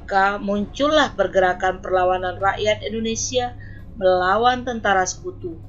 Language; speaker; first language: Indonesian; native; Indonesian